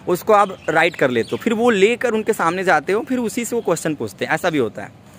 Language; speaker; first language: Hindi; native; Hindi